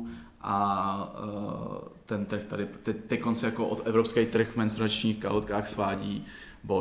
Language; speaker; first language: Czech; native; Czech